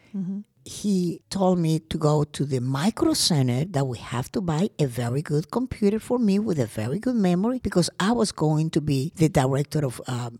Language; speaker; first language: English; non-native, fluent; Spanish